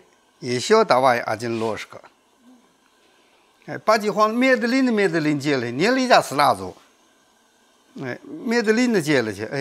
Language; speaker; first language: Russian; non-native, learner; Chinese